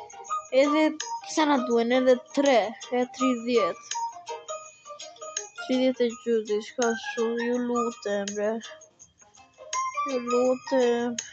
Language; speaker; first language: Albanian; early bilingual, heritage; Albanian